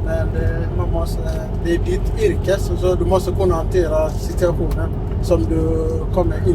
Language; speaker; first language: Swedish; non-native, fluent; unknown